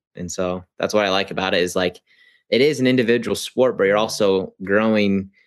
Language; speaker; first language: English; native; English